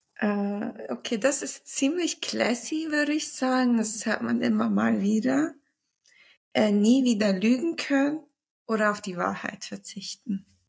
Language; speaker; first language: German; early bilingual, other home language; Turkish